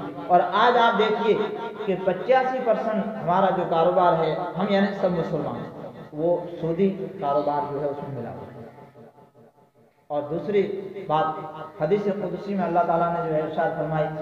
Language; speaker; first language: Urdu; native; Urdu